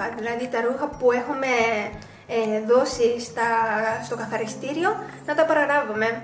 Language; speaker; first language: Greek; non-native, fluent; Japanese